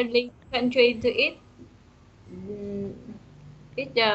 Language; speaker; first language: English; non-native, learner; Vietnamese